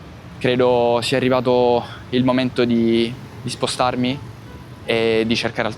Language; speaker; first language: Italian; native; Italian